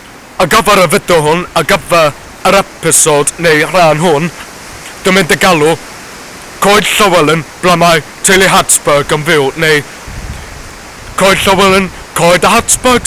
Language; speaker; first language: Welsh; non-native, learner; English